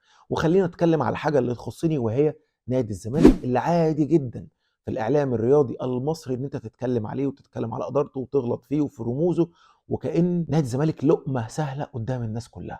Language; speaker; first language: Arabic; native; Arabic